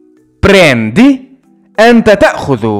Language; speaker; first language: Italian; non-native, fluent; Arabic